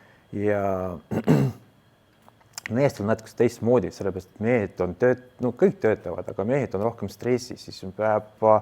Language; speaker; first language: Estonian; non-native, local second language; Russian